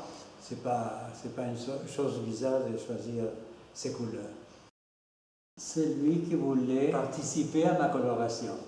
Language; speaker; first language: French; non-native, fluent; Spanish